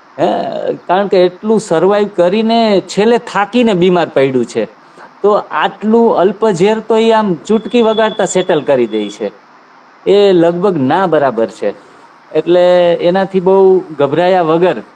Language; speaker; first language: Gujarati; native; Gujarati